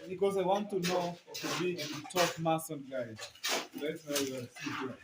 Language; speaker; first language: English; non-native, learner; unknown